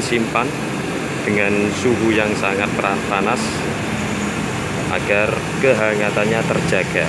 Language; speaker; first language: Indonesian; native; Indonesian